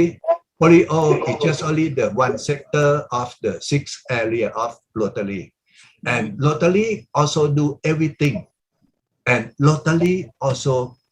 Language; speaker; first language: English; non-native, learner; Thai